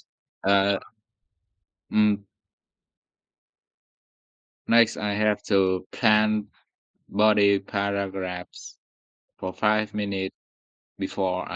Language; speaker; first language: English; non-native, learner; Vietnamese